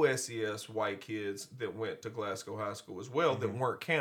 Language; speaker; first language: English; native; English